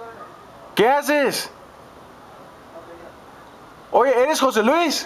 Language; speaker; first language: Spanish; native; Spanish